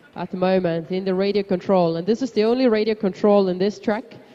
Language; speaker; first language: English; non-native, fluent; Estonian